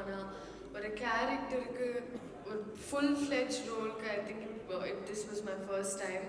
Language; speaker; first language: Tamil; non-native, learner; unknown